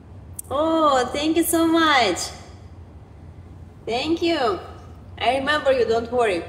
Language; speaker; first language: English; non-native, learner; Romanian